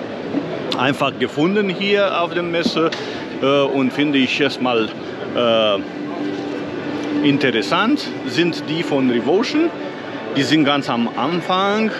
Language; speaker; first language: German; non-native, fluent; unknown